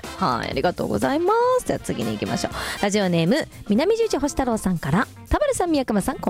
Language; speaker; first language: Japanese; native; Japanese